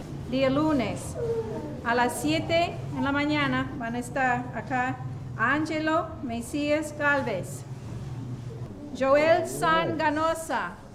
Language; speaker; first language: Spanish; non-native, learner; English